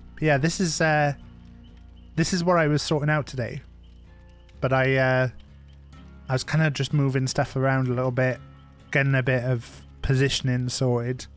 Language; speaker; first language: English; non-native, local second language; Welsh